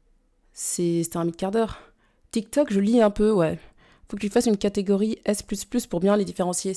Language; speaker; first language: French; native; French